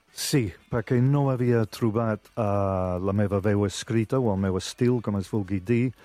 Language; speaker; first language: Catalan; non-native, fluent; English